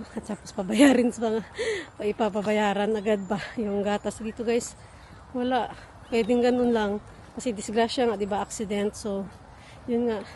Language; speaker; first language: Filipino; non-native, local second language; Hiligaynon